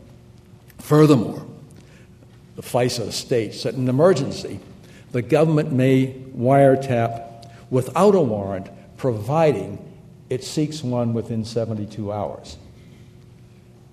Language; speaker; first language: English; native; English